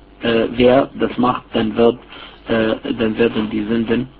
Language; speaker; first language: German; non-native, fluent; Arabic